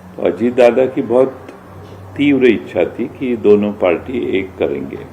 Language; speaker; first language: Hindi; non-native, local second language; Marathi